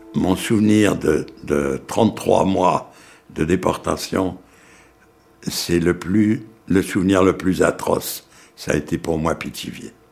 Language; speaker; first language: French; early bilingual, other home language; Yiddish